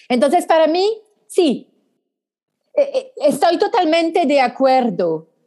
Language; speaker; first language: Spanish; non-native, fluent; French